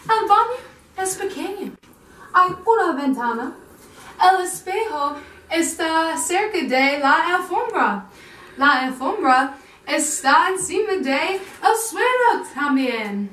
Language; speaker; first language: Spanish; non-native, learner; English